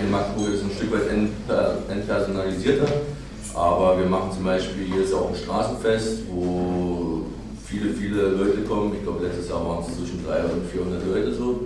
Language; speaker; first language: German; native; German